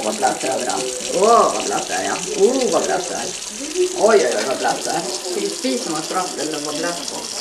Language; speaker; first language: Swedish; native; Swedish